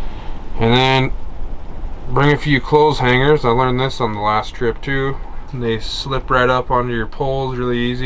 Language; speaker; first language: English; native; English